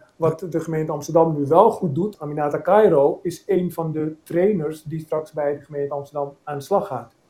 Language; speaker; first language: Dutch; early bilingual, other home language; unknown